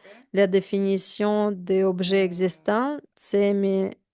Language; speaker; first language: French; non-native, fluent; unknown